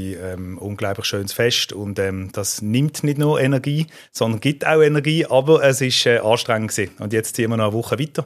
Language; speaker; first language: German; native; German